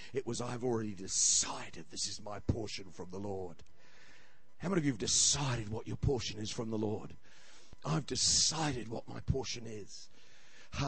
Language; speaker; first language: English; native; English